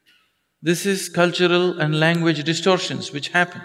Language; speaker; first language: English; non-native, local second language; Tamil